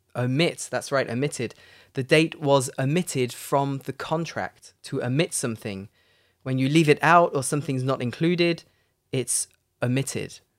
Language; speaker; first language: English; native; English